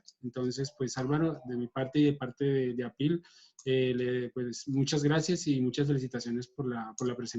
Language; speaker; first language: Spanish; native; Spanish